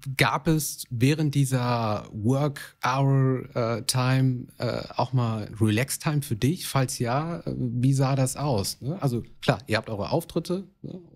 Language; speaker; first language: German; early bilingual, other home language; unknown